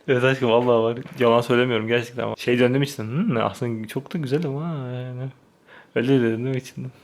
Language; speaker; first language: Turkish; native; Turkish